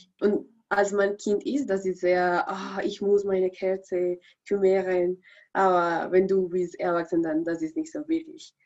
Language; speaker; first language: German; non-native, learner; Spanish